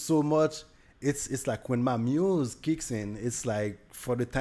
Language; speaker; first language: English; non-native, fluent; Haitian Creole